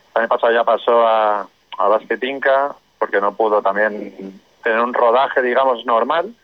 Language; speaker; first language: Spanish; non-native, local second language; Catalan